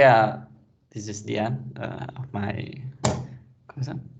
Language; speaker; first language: English; non-native, fluent; Khmer